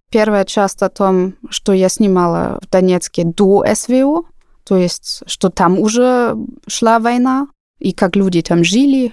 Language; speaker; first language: Russian; non-native, fluent; German